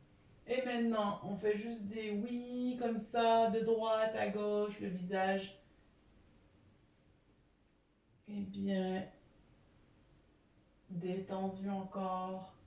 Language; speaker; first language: French; native; French